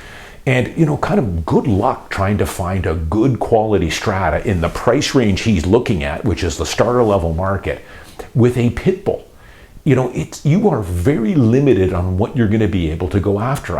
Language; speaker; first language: English; native; English